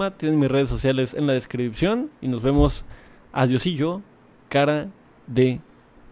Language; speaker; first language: Spanish; native; Spanish